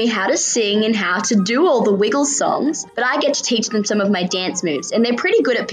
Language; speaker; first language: English; native; English